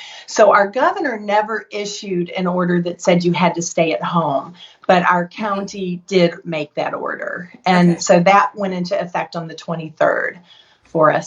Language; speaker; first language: English; native; English